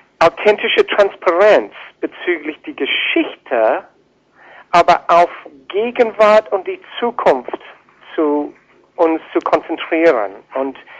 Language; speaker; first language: German; non-native, fluent; English